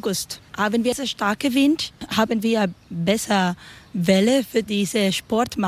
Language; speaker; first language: German; non-native, learner; Spanish